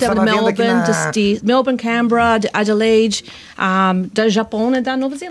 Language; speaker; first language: Portuguese; non-native, fluent; English